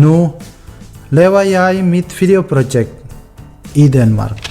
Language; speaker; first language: Danish; non-native, learner; Indonesian